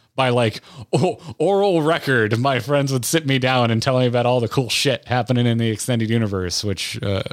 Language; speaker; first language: English; native; English